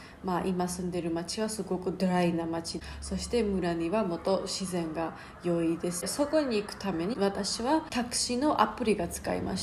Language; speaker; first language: Japanese; non-native, learner; Georgian